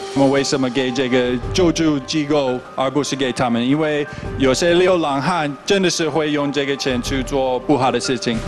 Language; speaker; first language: Chinese; non-native, fluent; English